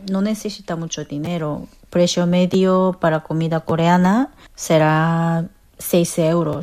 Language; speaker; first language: Spanish; non-native, fluent; Korean